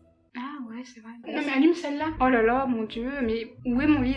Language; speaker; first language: French; native; French